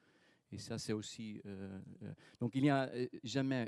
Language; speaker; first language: French; non-native, fluent; Dutch